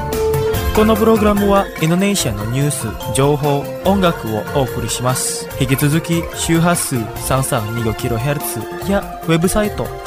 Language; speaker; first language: Japanese; non-native, fluent; Indonesian